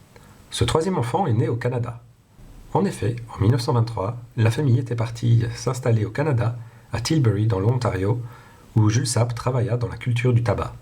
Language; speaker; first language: French; non-native, local second language; Dutch